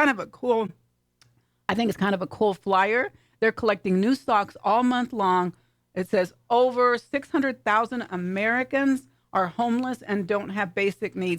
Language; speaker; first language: English; native; English